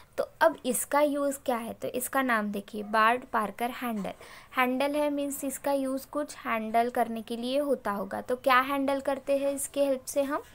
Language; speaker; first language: Hindi; non-native, local second language; Marathi